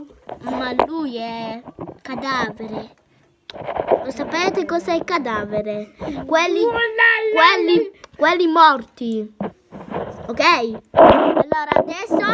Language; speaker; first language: Italian; early bilingual, heritage; Italian